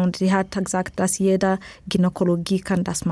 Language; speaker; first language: German; non-native, fluent; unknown